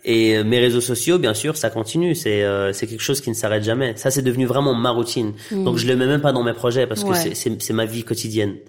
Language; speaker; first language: French; non-native, local second language; Arabic